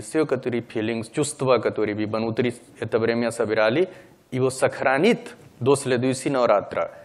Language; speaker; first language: Russian; non-native, learner; Hindi